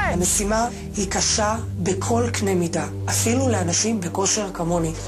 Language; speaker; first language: Hebrew; native; Hebrew